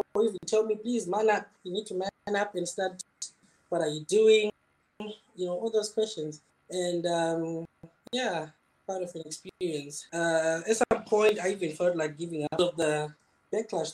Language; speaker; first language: English; non-native, local second language; Shona